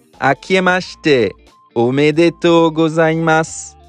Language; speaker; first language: Japanese; non-native, learner; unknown